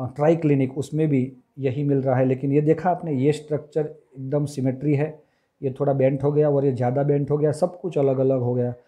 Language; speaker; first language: Hindi; non-native, local second language; Gujarati